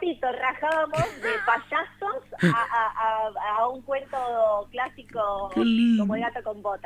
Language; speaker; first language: Spanish; native; Spanish